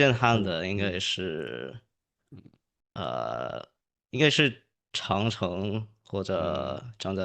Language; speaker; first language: Chinese; early bilingual, heritage; English